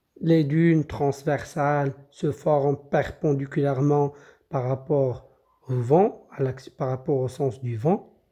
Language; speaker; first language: French; non-native, local second language; Arabic